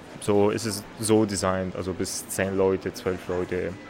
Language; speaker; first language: German; non-native, learner; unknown